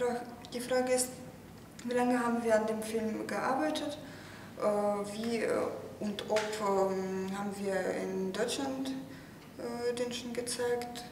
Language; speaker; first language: German; non-native, fluent; Russian